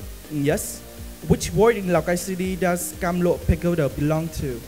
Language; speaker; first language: English; non-native, fluent; Vietnamese